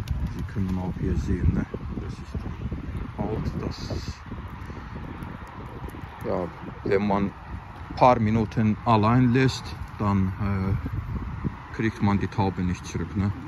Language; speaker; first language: German; non-native, fluent; Azerbaijani